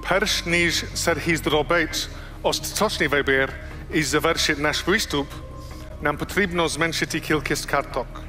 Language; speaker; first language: Ukrainian; non-native, learner; English